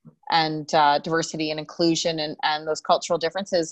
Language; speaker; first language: English; native; English